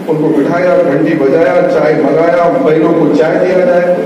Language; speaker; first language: Hindi; non-native, local second language; Marathi